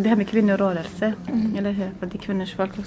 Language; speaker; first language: Swedish; non-native, learner; Arabic